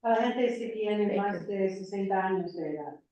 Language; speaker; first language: Spanish; non-native, fluent; English